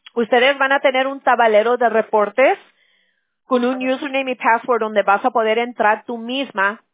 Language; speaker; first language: Spanish; early bilingual, heritage; Spanish